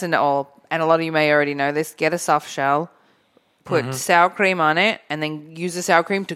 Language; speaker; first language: English; native; English